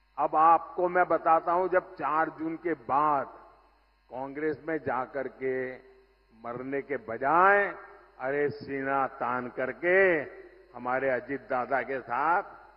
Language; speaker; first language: Hindi; non-native, local second language; Gujarati